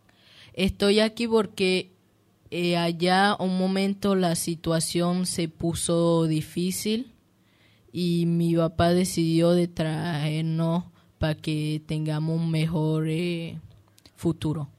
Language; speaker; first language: Spanish; early bilingual, heritage; Spanish